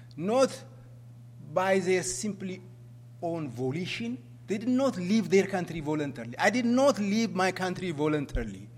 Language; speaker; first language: English; non-native, fluent; Amharic